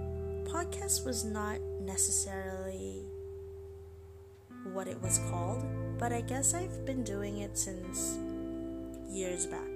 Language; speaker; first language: English; non-native, local second language; Filipino